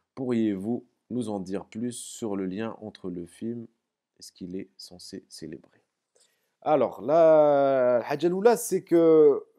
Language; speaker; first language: French; non-native, local second language; Arabic